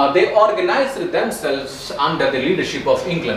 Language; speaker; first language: English; non-native, local second language; Malayalam